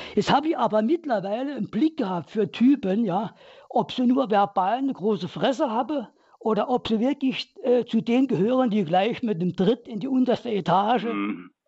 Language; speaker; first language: German; native; German